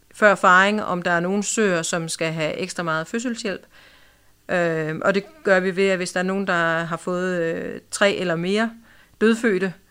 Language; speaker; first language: Danish; native; Danish